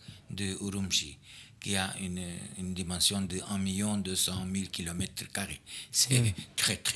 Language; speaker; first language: French; non-native, fluent; Portuguese